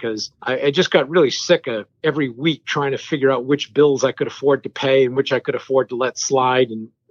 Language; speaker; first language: English; early bilingual, other home language; French